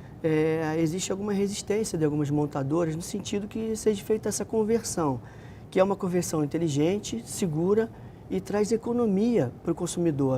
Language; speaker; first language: Portuguese; native; Portuguese